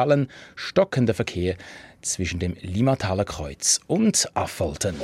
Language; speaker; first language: German; native; German